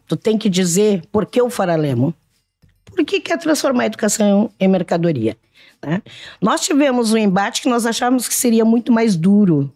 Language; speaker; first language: Portuguese; native; Portuguese